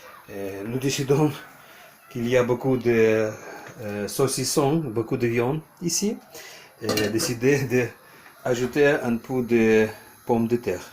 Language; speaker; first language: French; non-native, learner; Ukrainian